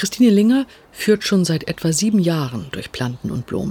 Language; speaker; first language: German; native; German